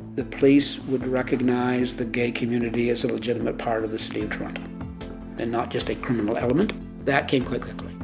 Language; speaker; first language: English; native; English